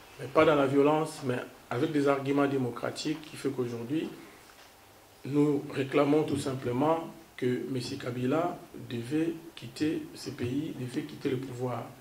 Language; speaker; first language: French; non-native, local second language; Kongo